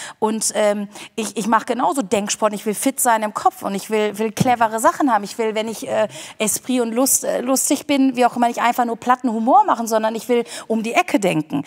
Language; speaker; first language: German; early bilingual, other home language; Turkish